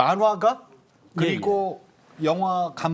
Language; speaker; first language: Korean; native; Korean